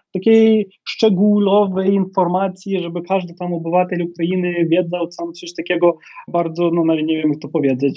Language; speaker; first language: Polish; non-native, fluent; Ukrainian